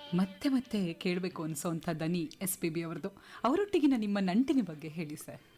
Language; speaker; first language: Kannada; native; Kannada